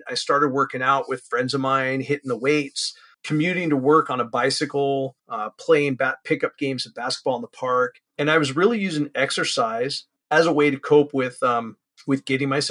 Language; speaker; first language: English; native; English